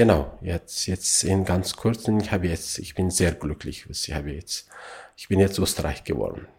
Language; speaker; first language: German; non-native, learner; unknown